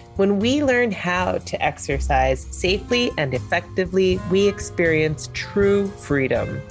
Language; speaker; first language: English; native; English